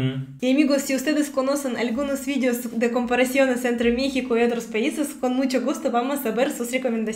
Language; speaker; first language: Spanish; non-native, learner; Russian